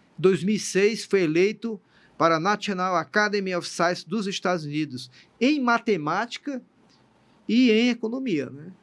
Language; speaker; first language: Portuguese; native; Portuguese